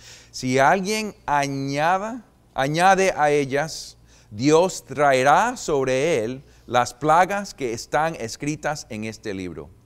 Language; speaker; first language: Spanish; non-native, fluent; English